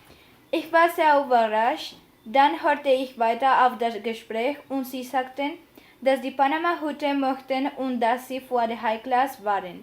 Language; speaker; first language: German; non-native, learner; Spanish